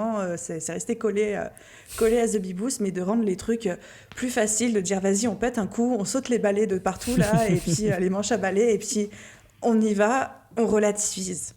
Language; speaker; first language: French; native; French